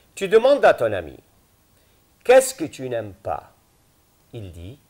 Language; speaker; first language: French; non-native, fluent; Arabic